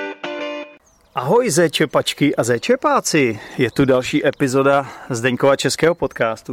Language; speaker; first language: Czech; native; Czech